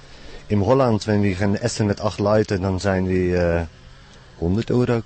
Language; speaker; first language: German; non-native, learner; Dutch